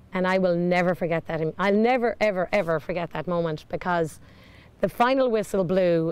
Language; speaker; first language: English; native; English